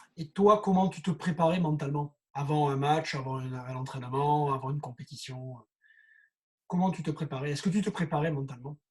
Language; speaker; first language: French; native; French